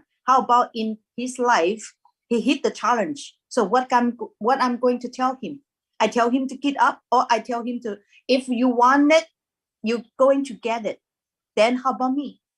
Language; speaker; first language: English; non-native, learner; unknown